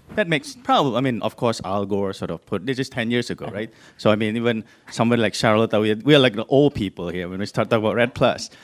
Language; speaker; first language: English; non-native, fluent; Indonesian